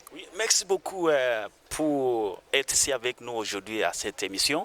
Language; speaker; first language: French; non-native, learner; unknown